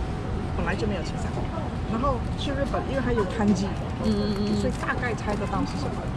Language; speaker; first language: Chinese; early bilingual, heritage; Chinese